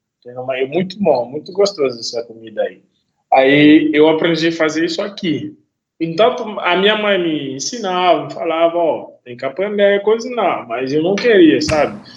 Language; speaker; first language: Portuguese; non-native, fluent; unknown